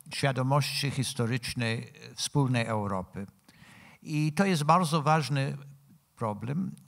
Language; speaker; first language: Polish; non-native, fluent; English